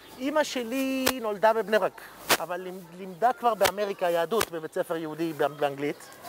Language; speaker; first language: Hebrew; early bilingual, other home language; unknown